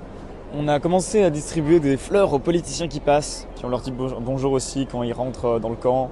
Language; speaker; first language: French; native; French